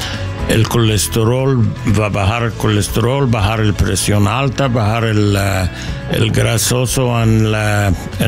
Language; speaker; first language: Spanish; non-native, learner; English